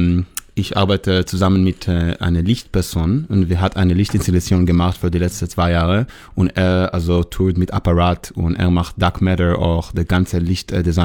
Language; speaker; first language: German; non-native, learner; Hebrew